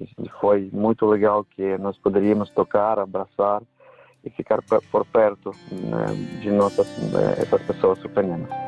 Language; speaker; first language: Portuguese; non-native, fluent; Ukrainian